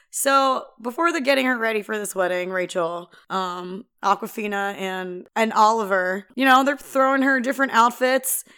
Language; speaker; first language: English; early bilingual, other home language; Filipino